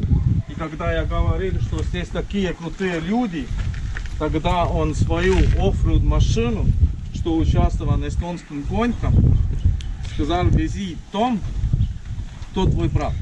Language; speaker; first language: Russian; non-native, learner; Estonian